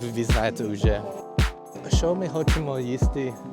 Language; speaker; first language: Ukrainian; non-native, learner; English